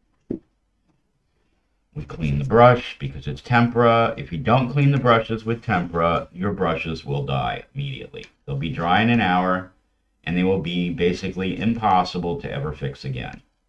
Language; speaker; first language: English; native; English